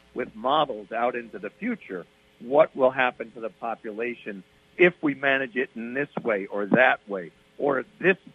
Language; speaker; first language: English; native; English